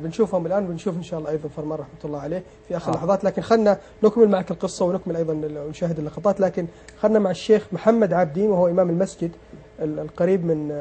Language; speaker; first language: Arabic; native; Arabic